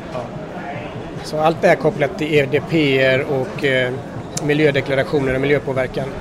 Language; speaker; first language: Swedish; native; Swedish